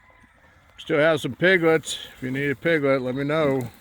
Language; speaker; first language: English; native; English